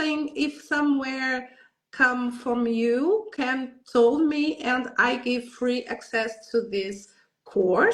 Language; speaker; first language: English; non-native, learner; Portuguese